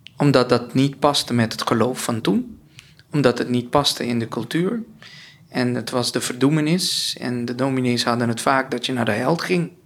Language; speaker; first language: Dutch; non-native, local second language; Papiamento